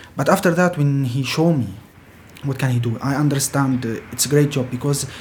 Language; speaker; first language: English; non-native, fluent; Arabic